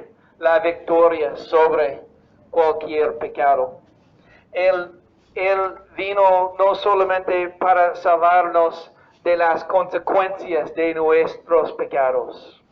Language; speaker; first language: Spanish; non-native, fluent; English